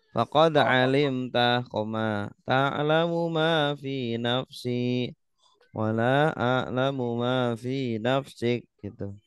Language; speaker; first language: Arabic; non-native, fluent; Indonesian